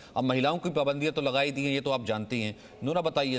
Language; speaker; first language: Hindi; native; Hindi